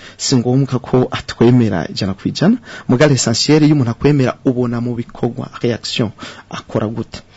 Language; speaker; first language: Rundi; native; Rundi